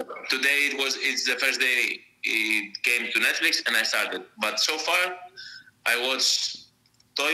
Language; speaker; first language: English; non-native, fluent; Greek